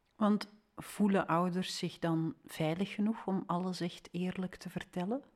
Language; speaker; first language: Dutch; native; Dutch